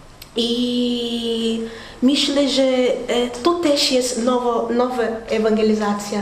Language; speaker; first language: Polish; non-native, learner; Portuguese